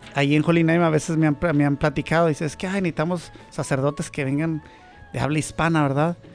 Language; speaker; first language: Spanish; native; Spanish